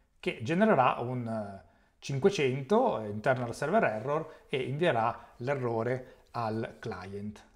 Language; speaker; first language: Italian; native; Italian